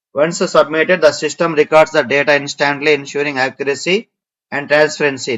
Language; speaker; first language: English; non-native, local second language; Telugu